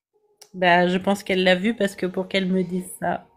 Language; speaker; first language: French; native; French